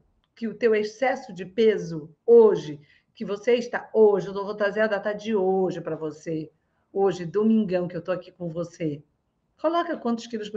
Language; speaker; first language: Portuguese; native; Portuguese